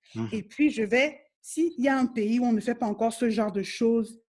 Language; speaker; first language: French; native; French